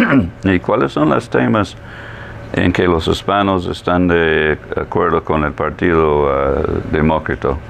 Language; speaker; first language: Spanish; non-native, fluent; English